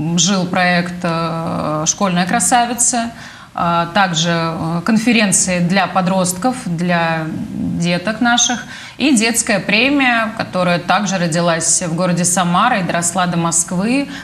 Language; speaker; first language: Russian; native; Russian